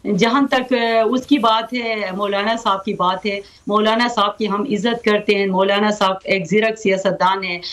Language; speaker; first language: Urdu; non-native, local second language; Khowar